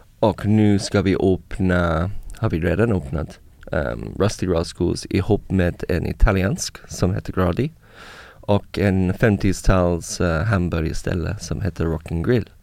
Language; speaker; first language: Swedish; non-native, fluent; English